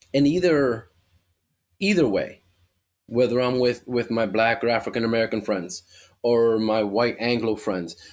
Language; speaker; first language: English; early bilingual, other home language; Spanish